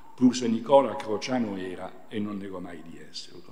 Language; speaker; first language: Italian; native; Italian